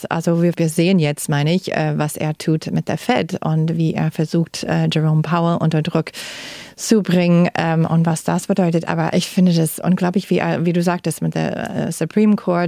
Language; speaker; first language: German; non-native, fluent; English